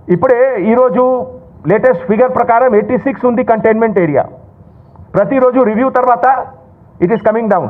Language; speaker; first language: Telugu; non-native, local second language; Hindi